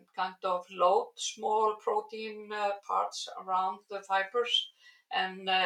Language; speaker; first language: English; non-native, fluent; Icelandic